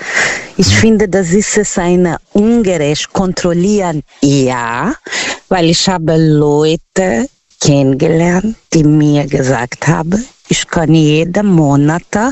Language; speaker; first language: German; non-native, learner; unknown